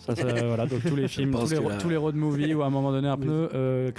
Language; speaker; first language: French; native; French